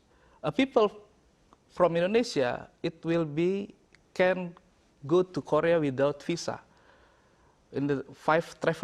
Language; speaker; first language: English; non-native, learner; Indonesian